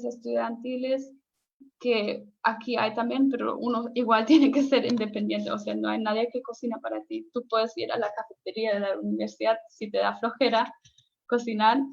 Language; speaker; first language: Spanish; non-native, fluent; German